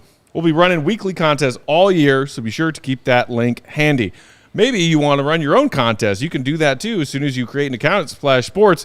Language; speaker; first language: English; native; English